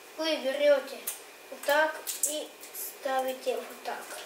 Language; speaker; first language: Russian; early bilingual, heritage; Russian